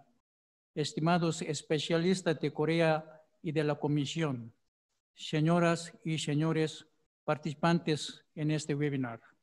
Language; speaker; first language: Spanish; non-native, fluent; Korean